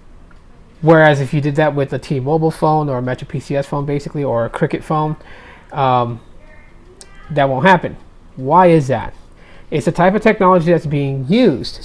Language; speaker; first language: English; native; English